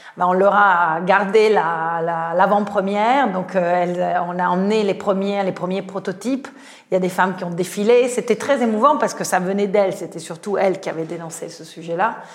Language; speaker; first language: French; non-native, fluent; Italian